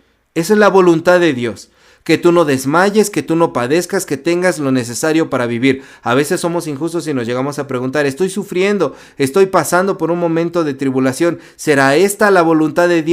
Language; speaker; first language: Spanish; native; Spanish